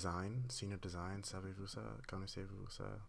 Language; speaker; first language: French; non-native, learner; English